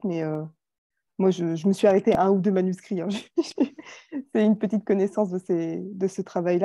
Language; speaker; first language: French; native; French